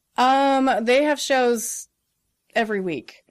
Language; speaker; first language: English; native; English